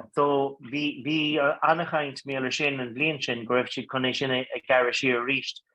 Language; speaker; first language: Irish; non-native, local second language; English